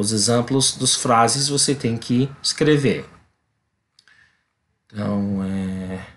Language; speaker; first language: Portuguese; non-native, learner; English